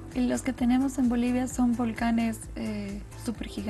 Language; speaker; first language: Spanish; native; Spanish